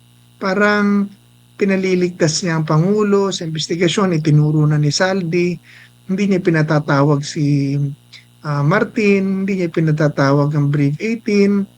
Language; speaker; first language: Filipino; native; Filipino